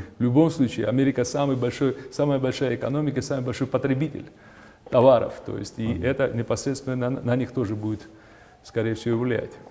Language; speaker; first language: Russian; non-native, local second language; Georgian